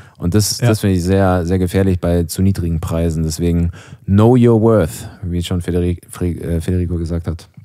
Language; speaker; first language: German; native; German